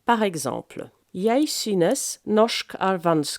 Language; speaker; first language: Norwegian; non-native, fluent; French